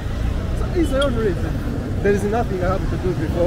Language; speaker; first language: English; non-native, learner; Kinyarwanda